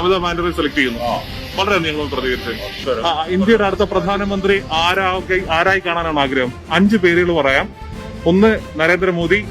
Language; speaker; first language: Malayalam; native; Malayalam